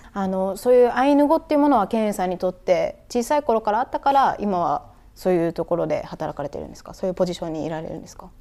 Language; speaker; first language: Japanese; native; Japanese